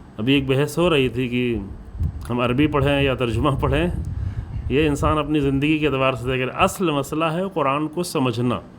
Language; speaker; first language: Urdu; native; Urdu